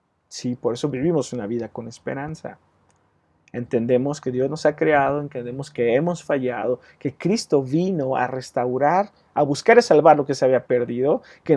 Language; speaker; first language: Spanish; native; Spanish